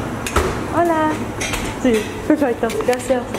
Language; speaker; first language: Spanish; non-native, learner; English